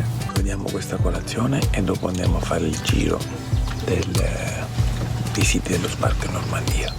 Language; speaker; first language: Italian; native; Italian